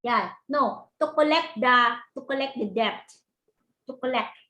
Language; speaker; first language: English; non-native, local second language; Cebuano